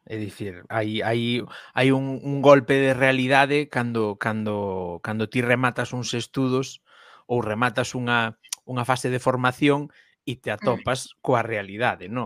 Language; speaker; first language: Galician; native; Galician